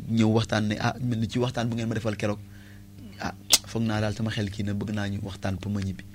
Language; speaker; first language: Wolof; native; Wolof